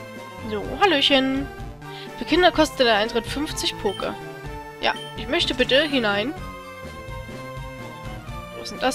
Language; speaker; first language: German; native; German